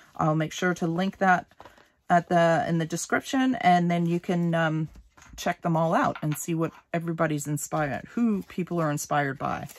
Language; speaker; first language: English; native; English